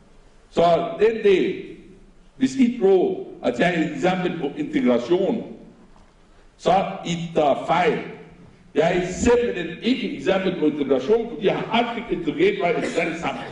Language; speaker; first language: Danish; non-native, fluent; Arabic